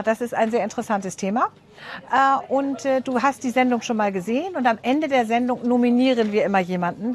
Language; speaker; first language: German; native; German